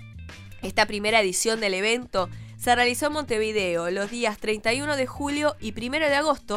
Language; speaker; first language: Spanish; native; Spanish